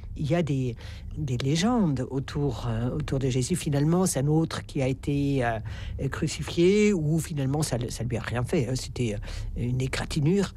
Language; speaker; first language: French; native; French